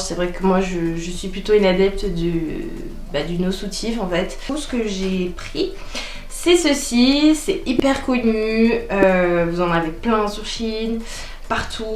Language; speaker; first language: French; native; French